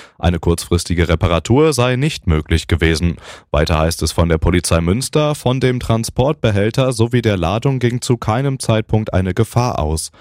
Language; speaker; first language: German; native; German